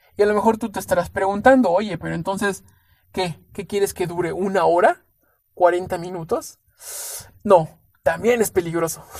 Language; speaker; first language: Spanish; native; Spanish